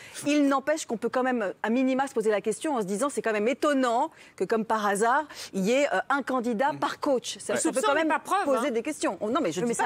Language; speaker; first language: French; native; French